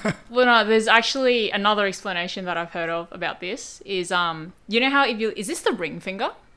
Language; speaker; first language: English; early bilingual, other home language; Cantonese